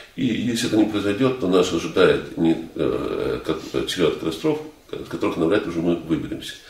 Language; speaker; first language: Russian; native; Russian